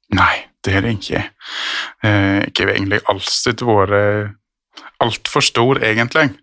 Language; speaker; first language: Norwegian; native; Norwegian